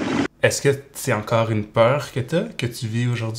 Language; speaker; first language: French; native; French